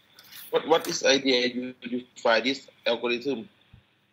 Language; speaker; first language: English; non-native, learner; Thai